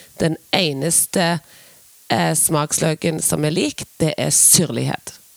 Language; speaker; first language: Norwegian; native; Norwegian